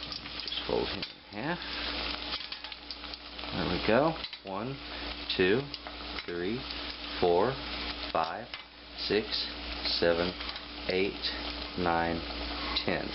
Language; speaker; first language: English; native; English